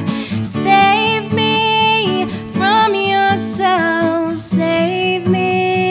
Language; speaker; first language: English; native; English